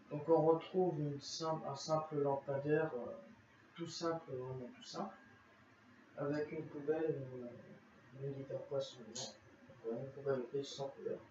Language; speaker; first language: French; native; French